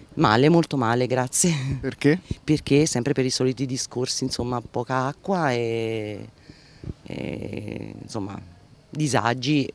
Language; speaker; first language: Italian; native; Italian